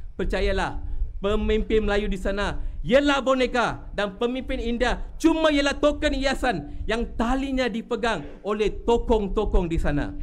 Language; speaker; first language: Malay; non-native, local second language; Tamil